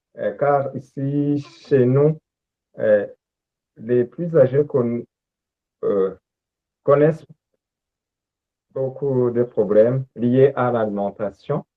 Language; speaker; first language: French; non-native, local second language; Rundi